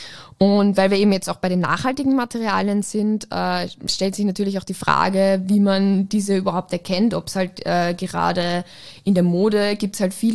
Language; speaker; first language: German; native; German